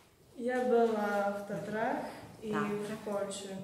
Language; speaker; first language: Russian; non-native, learner; Slovak